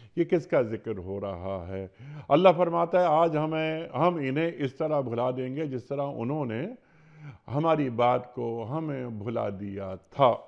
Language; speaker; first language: Urdu; native; Urdu